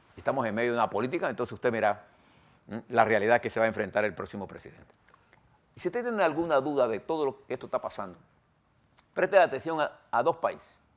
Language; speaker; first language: Spanish; native; Spanish